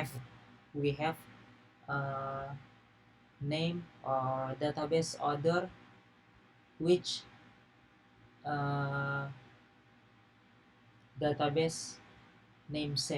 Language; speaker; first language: English; non-native, learner; Indonesian